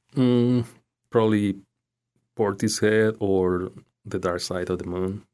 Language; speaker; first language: English; non-native, fluent; Spanish